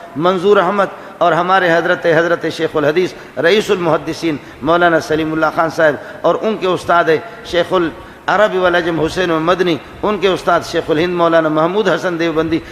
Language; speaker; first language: Urdu; non-native, local second language; Baluchi